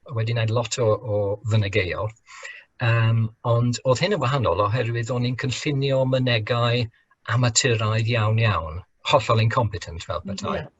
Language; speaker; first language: Welsh; non-native, fluent; English